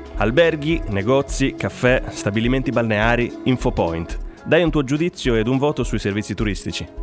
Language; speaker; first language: Italian; native; Italian